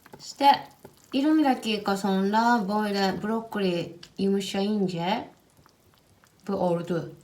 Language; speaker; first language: Turkish; non-native, fluent; Japanese